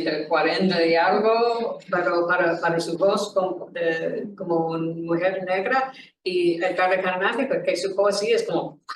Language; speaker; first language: Spanish; non-native, learner; English